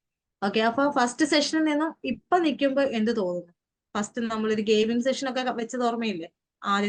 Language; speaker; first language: Malayalam; native; Malayalam